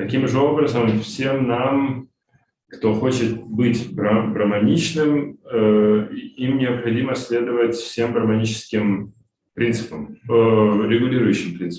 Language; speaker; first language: Russian; native; Russian